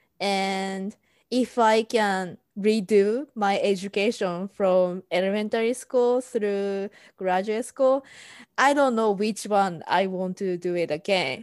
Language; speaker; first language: English; non-native, fluent; Japanese